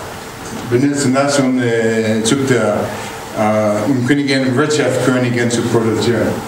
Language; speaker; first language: German; non-native, learner; English